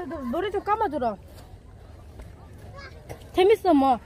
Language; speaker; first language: Korean; early bilingual, other home language; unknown